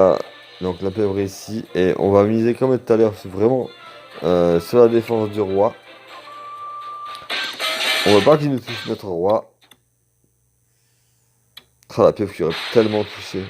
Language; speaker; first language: French; native; French